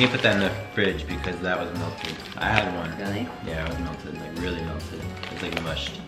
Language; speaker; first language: English; native; English